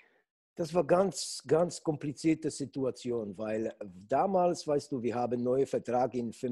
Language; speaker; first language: German; non-native, fluent; Polish